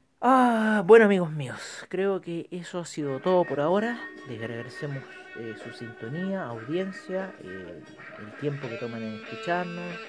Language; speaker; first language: Spanish; native; Spanish